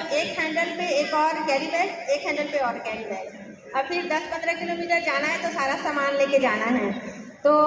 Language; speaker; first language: Hindi; native; Hindi